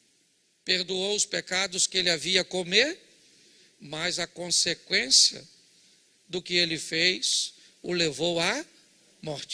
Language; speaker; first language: Portuguese; native; Portuguese